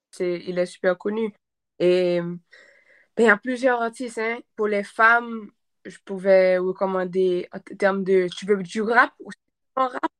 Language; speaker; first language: French; non-native, local second language; Haitian Creole